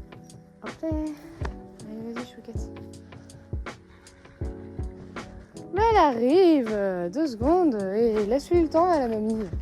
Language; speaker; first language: French; native; French